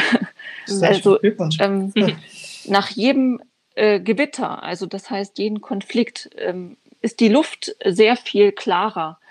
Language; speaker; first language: German; native; German